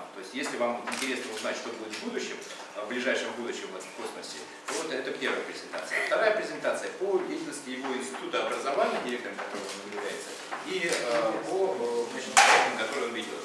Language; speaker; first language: Russian; native; Russian